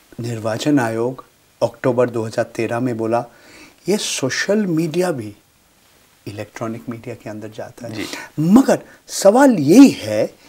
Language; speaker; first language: Hindi; non-native, local second language; Bangla